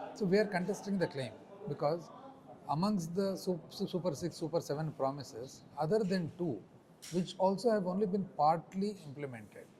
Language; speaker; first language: English; non-native, local second language; Telugu